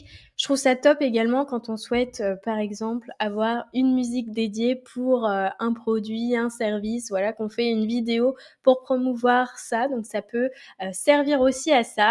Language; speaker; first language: French; native; French